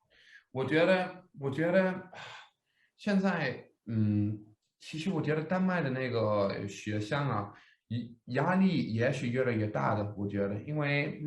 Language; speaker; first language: Chinese; non-native, fluent; Danish